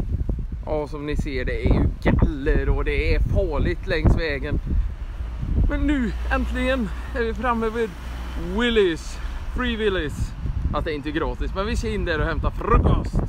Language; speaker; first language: Swedish; native; Swedish